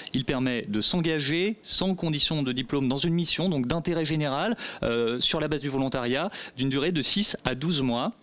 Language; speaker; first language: French; native; French